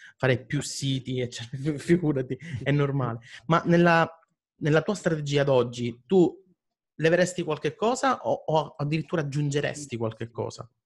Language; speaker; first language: Italian; native; Italian